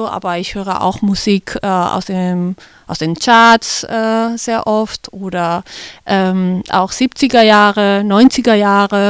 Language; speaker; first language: German; non-native, fluent; Spanish